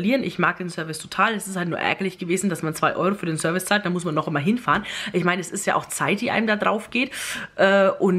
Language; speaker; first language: German; native; German